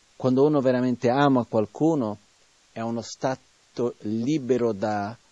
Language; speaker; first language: Italian; non-native, fluent; Portuguese